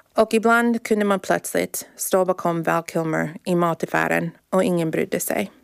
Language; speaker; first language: Swedish; early bilingual, heritage; English